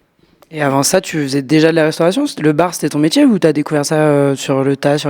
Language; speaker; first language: French; native; French